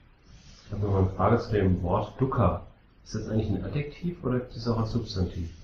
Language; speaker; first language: German; native; German